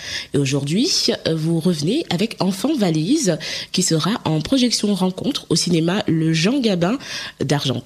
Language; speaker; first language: French; native; French